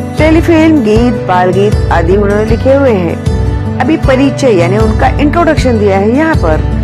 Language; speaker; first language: Hindi; non-native, local second language; Marathi